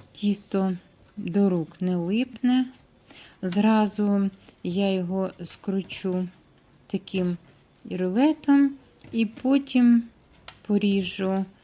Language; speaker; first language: Ukrainian; native; Ukrainian